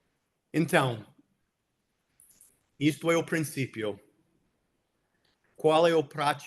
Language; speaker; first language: Portuguese; non-native, fluent; English